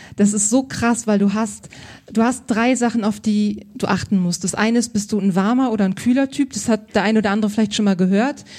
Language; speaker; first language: German; native; German